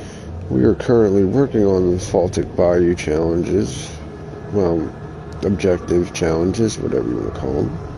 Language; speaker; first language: English; native; English